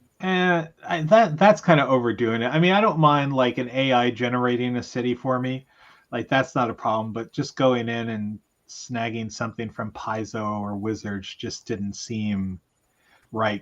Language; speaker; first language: English; native; English